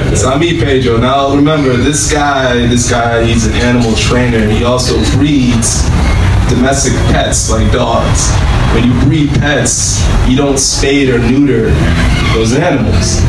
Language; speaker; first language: English; native; English